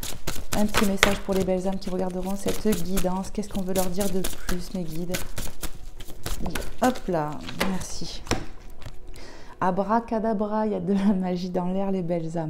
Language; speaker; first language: French; native; French